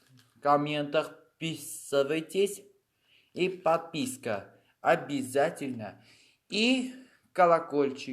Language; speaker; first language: Russian; non-native, fluent; Armenian